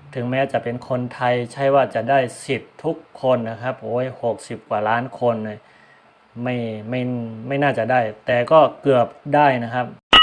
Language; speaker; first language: Thai; non-native, local second language; Shan